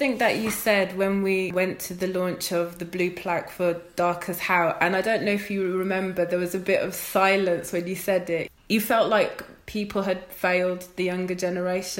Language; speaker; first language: English; native; English